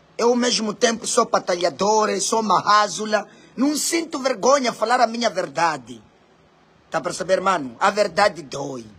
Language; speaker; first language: Portuguese; non-native, local second language; Makhuwa